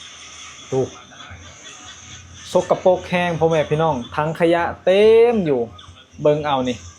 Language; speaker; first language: Thai; non-native, local second language; Lao